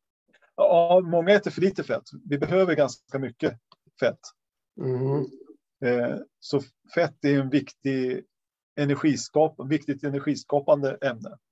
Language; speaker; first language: Swedish; native; Swedish